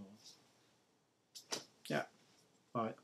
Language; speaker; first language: English; non-native, learner; French